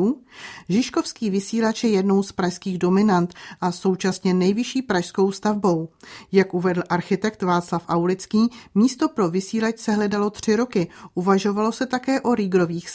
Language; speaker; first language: Czech; native; Czech